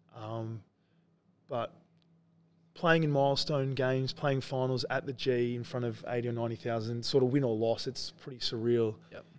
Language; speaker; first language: English; native; English